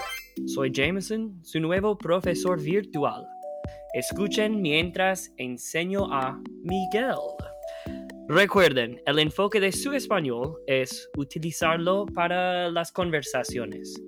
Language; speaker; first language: Spanish; non-native, fluent; English